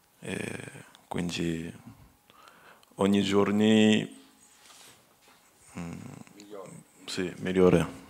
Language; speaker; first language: Italian; non-native, learner; French